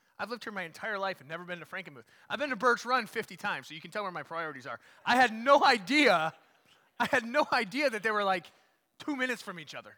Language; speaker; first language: English; native; English